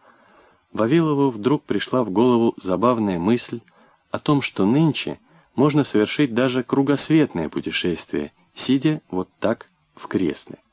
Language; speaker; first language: Russian; native; Russian